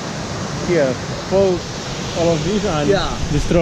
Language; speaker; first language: English; non-native, learner; Catalan